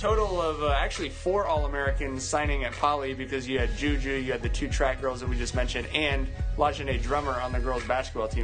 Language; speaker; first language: English; native; English